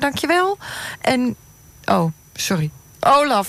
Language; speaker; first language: Dutch; native; Dutch